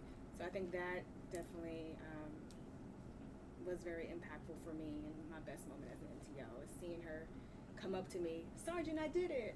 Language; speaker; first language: English; native; English